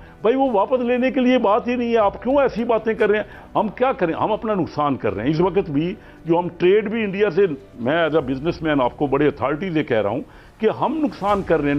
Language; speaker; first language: Urdu; native; Urdu